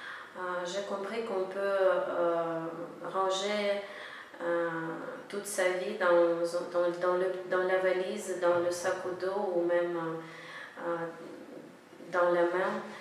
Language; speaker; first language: French; non-native, fluent; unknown